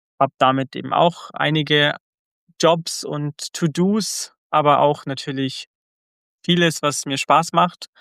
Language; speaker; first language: German; early bilingual, other home language; Croatian